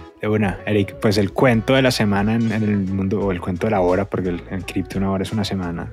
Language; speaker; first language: Spanish; native; Spanish